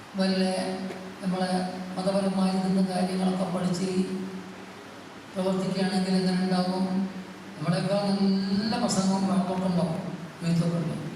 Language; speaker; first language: Malayalam; native; Malayalam